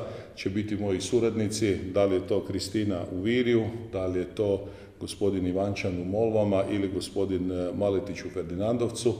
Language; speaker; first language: Croatian; native; Croatian